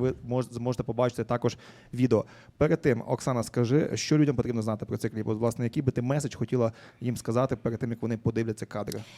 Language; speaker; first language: Ukrainian; native; Ukrainian